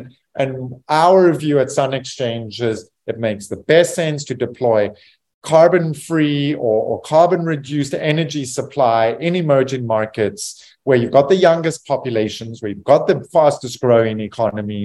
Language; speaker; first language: English; native; English